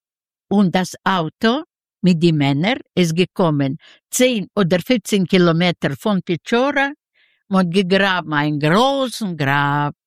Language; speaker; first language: German; non-native, learner; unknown